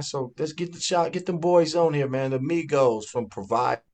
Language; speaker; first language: English; native; English